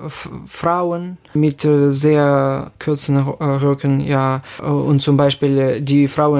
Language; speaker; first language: German; non-native, fluent; Ukrainian